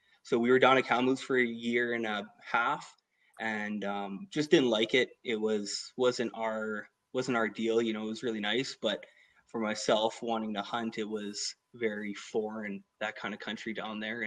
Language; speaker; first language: English; native; English